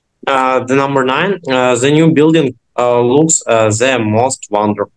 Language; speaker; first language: English; non-native, learner; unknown